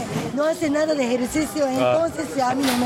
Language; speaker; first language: Spanish; non-native, learner; Japanese